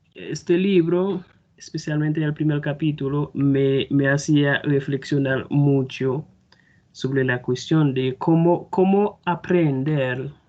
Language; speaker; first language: Spanish; non-native, fluent; Haitian Creole